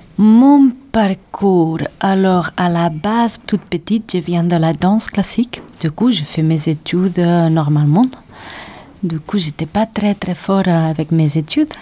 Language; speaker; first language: French; non-native, fluent; Catalan